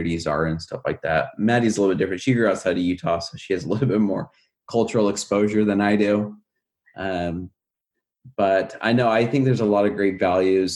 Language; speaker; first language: English; native; English